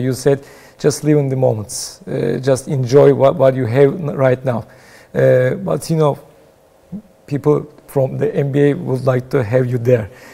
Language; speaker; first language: English; non-native, fluent; Turkish